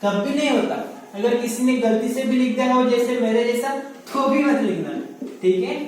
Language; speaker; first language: Hindi; non-native, local second language; Marathi